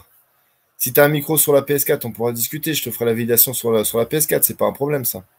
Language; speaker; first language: French; native; French